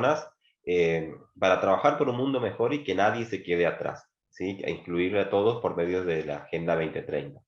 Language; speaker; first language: Spanish; native; Spanish